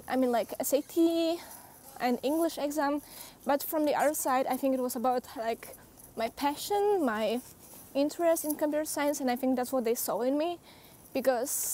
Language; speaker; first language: English; non-native, fluent; Polish